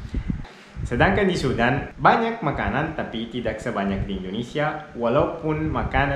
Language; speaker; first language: Indonesian; non-native, fluent; Arabic